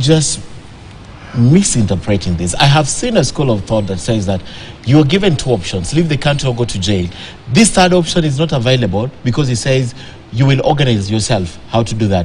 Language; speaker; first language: English; non-native, local second language; Swahili